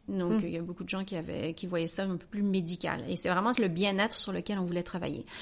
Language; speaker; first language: French; native; French